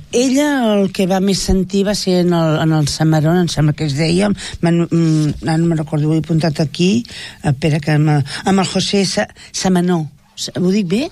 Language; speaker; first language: Catalan; non-native, local second language; Spanish